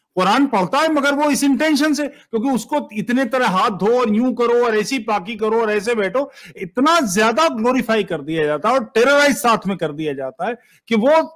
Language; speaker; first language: Hindi; native; Hindi